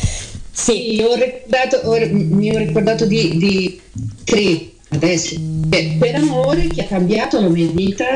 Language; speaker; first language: Italian; early bilingual, heritage; Portuguese